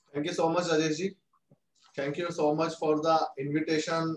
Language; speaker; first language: English; non-native, local second language; Hindi